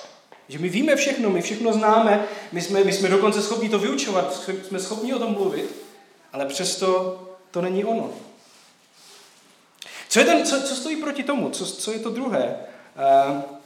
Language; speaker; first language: Czech; native; Czech